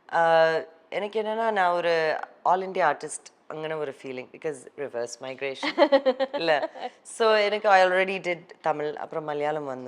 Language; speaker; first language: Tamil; early bilingual, heritage; Tamil